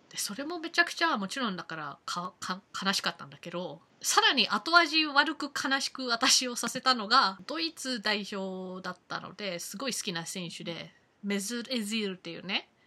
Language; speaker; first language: Japanese; native; Japanese